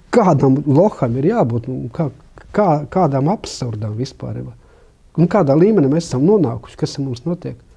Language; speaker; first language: Latvian; non-native, local second language; Russian